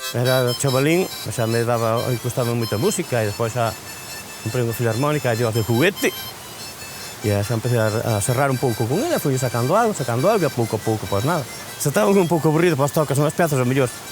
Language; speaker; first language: Galician; native; Galician